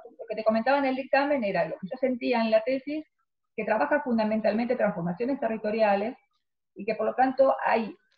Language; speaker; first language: Spanish; native; Spanish